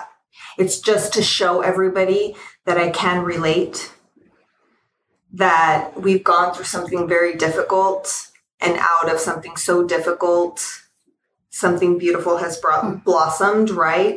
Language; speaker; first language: English; early bilingual, other home language; Spanish